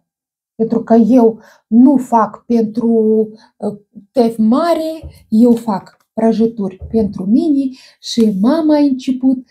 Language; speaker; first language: Romanian; non-native, learner; Russian